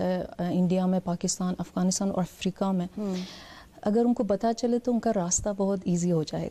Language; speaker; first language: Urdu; non-native, fluent; Persian